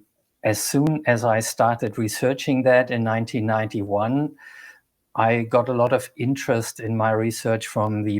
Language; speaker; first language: English; non-native, fluent; German